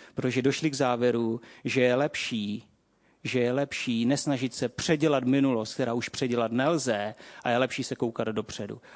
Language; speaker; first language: Czech; native; Czech